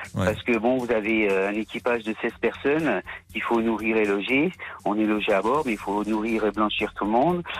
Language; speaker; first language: French; native; French